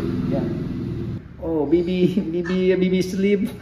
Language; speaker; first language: English; non-native, learner; Vietnamese